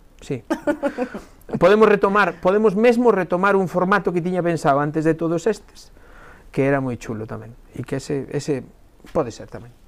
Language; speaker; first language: Galician; native; Galician